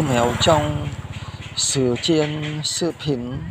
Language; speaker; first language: Chinese; non-native, learner; Khmer